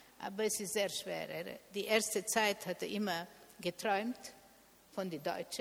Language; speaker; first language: German; non-native, learner; Italian